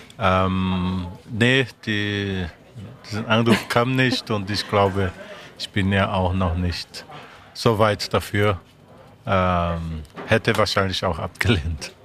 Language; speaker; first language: German; non-native, fluent; Portuguese